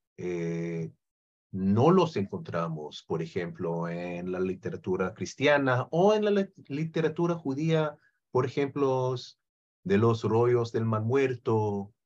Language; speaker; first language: Spanish; non-native, fluent; Hebrew